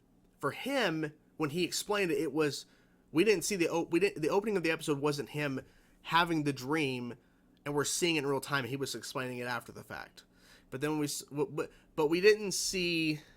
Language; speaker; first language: English; native; English